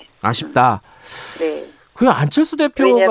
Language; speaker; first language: Korean; native; Korean